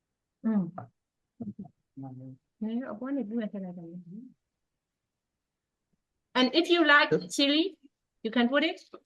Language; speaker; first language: English; non-native, learner; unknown